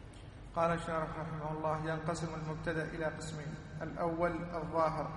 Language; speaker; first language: Arabic; native; Arabic